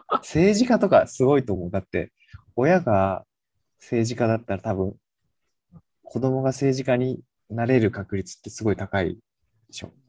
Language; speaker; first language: Japanese; native; Japanese